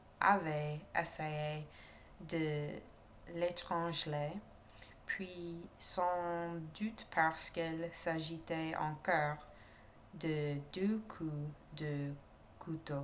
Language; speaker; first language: French; non-native, learner; English